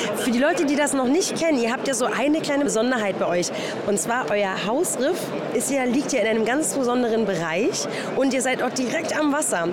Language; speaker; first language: German; native; German